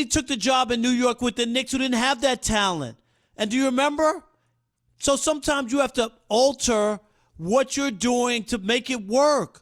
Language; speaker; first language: English; native; English